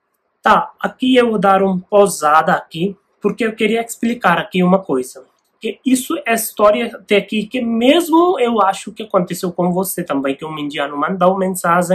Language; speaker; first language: Portuguese; non-native, learner; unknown